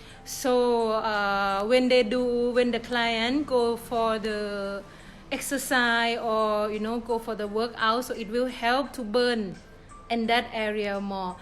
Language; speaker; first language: English; non-native, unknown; Thai